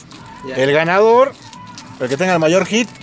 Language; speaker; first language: Spanish; native; Spanish